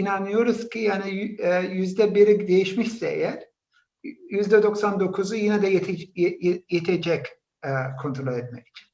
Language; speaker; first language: Turkish; early bilingual, heritage; Turkish